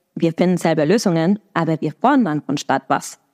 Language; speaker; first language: German; non-native, fluent; Spanish